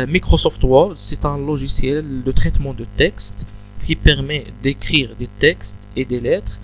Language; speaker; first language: French; non-native, local second language; Arabic